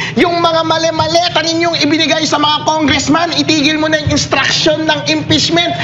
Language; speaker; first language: Filipino; non-native, local second language; Iloko